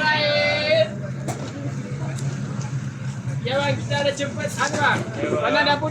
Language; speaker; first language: Malay; native; Malay